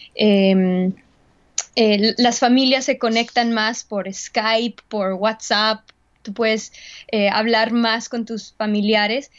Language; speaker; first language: Spanish; early bilingual, heritage; Spanish